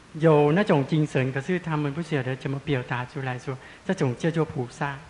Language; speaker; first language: Chinese; non-native, fluent; Thai